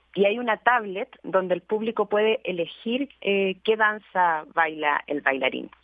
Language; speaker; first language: Spanish; native; Spanish